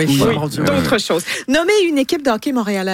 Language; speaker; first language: French; native; French